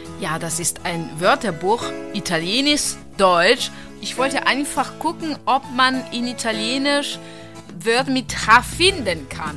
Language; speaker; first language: German; non-native, fluent; Italian